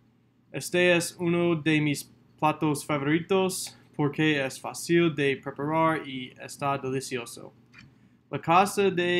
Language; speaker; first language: Spanish; non-native, learner; English